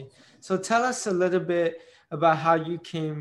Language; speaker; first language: English; native; English